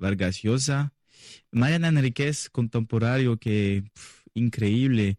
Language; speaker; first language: Spanish; non-native, learner; French